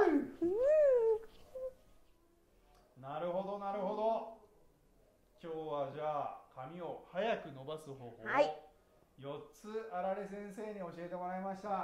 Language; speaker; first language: Japanese; native; Japanese